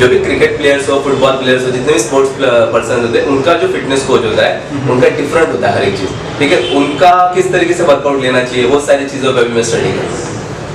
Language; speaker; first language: Hindi; native; Hindi